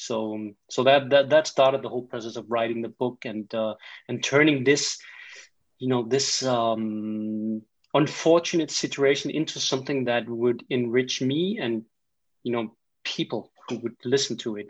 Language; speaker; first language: English; non-native, fluent; Danish